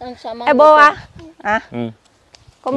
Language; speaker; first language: Portuguese; non-native, learner; Vietnamese